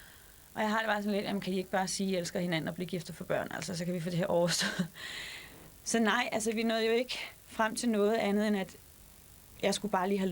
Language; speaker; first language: Danish; native; Danish